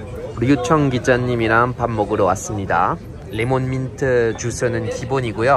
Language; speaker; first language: Korean; non-native, fluent; French